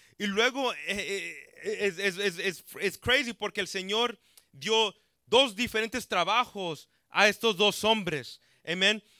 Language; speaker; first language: Spanish; early bilingual, heritage; Spanish